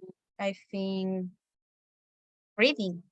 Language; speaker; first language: English; non-native, learner; Spanish